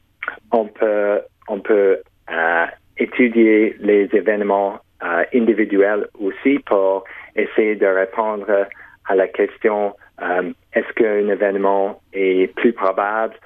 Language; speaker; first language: French; non-native, local second language; English